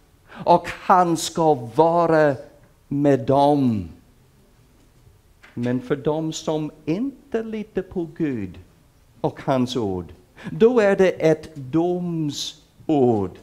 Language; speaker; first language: Swedish; non-native, fluent; English